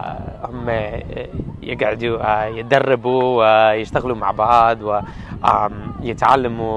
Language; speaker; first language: Arabic; non-native, fluent; English